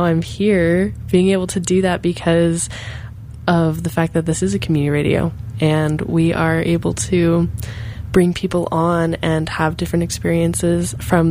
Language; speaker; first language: English; native; English